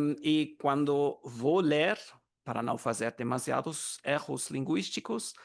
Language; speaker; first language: Portuguese; non-native, learner; German